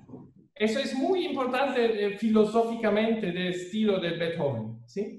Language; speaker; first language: Spanish; non-native, fluent; German